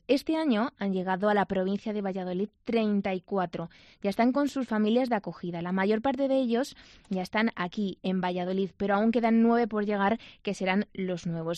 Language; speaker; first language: Spanish; native; Spanish